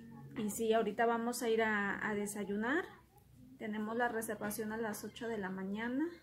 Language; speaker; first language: Spanish; early bilingual, heritage; Spanish